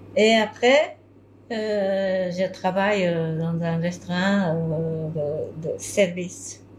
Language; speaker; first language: French; non-native, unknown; Japanese